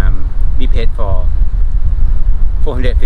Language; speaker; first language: English; non-native, fluent; Thai